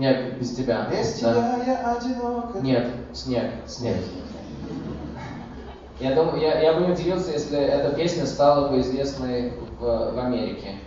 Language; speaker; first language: Russian; early bilingual, heritage; Russian